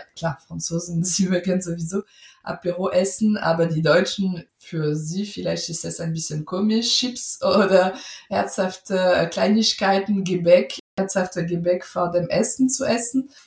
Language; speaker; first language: German; non-native, fluent; French